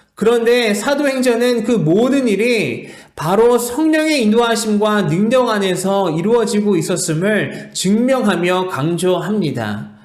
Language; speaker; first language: Korean; native; Korean